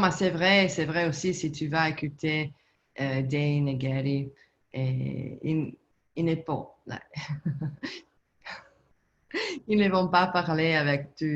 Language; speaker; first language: French; non-native, learner; Italian